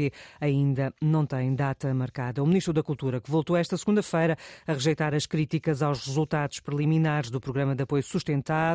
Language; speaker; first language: Portuguese; native; Portuguese